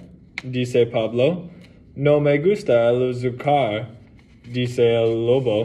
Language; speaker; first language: Spanish; non-native, learner; English